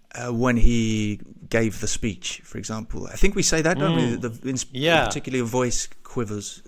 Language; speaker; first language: English; native; English